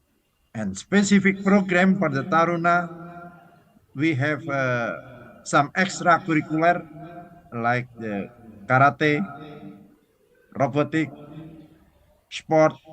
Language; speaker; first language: English; non-native, fluent; Indonesian